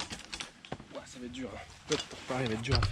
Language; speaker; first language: French; native; French